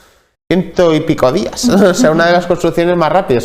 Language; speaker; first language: Spanish; native; Spanish